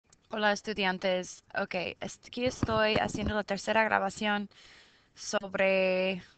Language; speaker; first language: Spanish; non-native, fluent; English